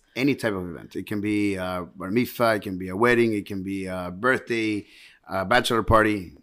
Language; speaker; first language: English; early bilingual, heritage; Spanish